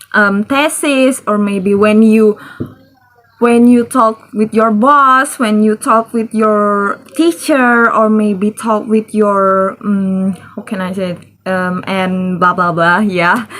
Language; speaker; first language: English; non-native, learner; Indonesian